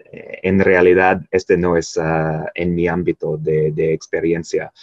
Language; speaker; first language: Spanish; non-native, fluent; English